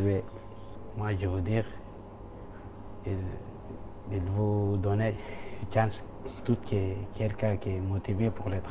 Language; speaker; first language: French; non-native, learner; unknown